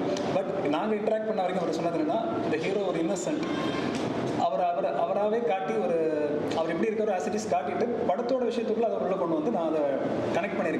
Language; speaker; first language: Tamil; native; Tamil